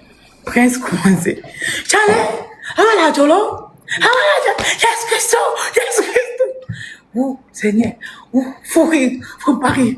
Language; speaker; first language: French; non-native, local second language; Lingala